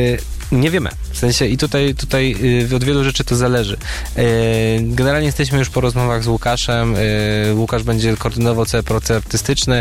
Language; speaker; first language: Polish; native; Polish